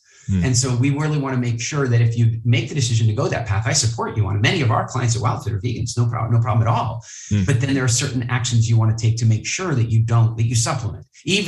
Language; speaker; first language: English; native; English